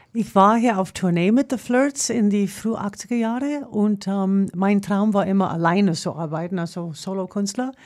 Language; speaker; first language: German; non-native, fluent; English